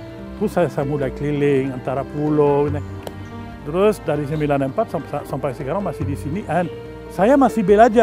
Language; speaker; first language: Indonesian; non-native, learner; French